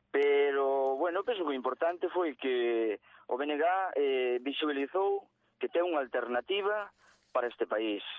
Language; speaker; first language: Galician; native; Galician